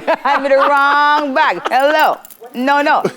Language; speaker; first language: English; native; English